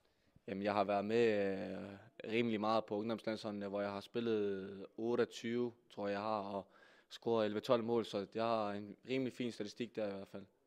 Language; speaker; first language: Danish; native; Danish